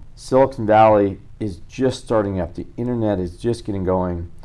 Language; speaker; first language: English; native; English